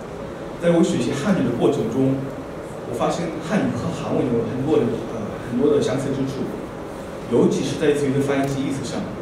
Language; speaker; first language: Chinese; non-native, fluent; Korean